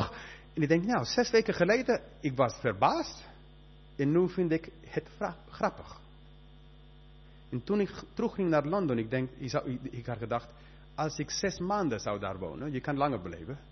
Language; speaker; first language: Dutch; non-native, fluent; Spanish